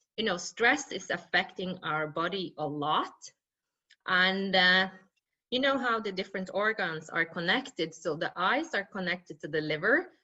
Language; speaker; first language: English; non-native, fluent; Norwegian